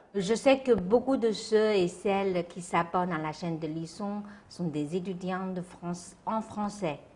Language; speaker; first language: French; non-native, fluent; Chinese